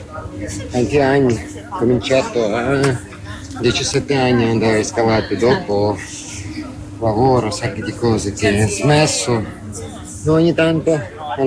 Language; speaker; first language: Italian; non-native, learner; Ukrainian